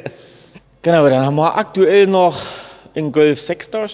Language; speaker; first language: German; native; German